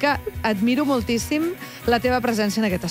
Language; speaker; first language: Catalan; native; Catalan